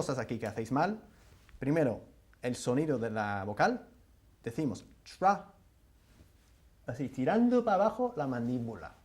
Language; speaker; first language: Spanish; non-native, fluent; English